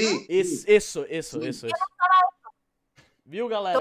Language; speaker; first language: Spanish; non-native, learner; Portuguese